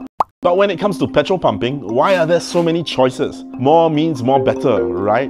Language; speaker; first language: English; native; English